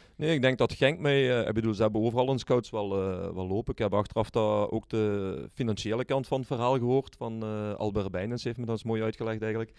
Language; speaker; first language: Dutch; native; Dutch